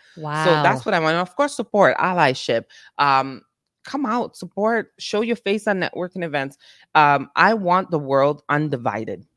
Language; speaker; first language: English; non-native, fluent; Italian